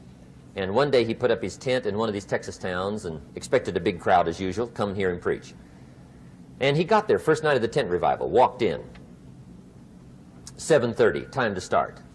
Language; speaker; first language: English; native; English